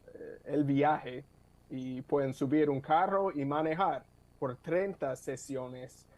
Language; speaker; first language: Spanish; non-native, fluent; English